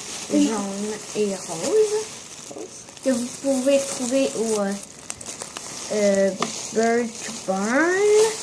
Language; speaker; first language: French; native; French